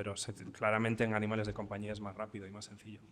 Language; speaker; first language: Spanish; native; Spanish